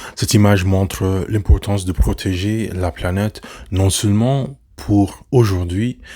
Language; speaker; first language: French; non-native, learner; English